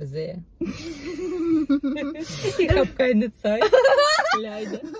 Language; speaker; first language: German; non-native, learner; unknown